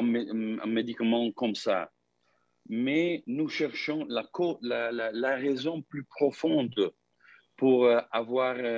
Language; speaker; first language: French; non-native, fluent; Italian